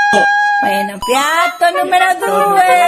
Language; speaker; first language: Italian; non-native, learner; Spanish